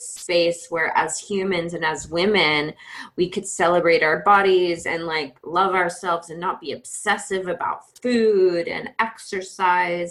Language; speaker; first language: English; native; English